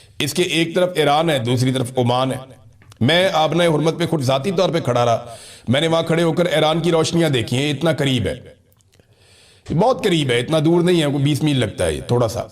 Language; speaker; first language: Urdu; non-native, local second language; Punjabi